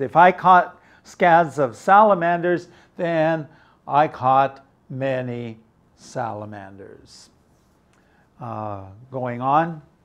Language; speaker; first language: English; native; English